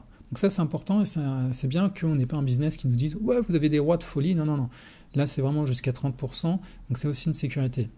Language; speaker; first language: French; native; French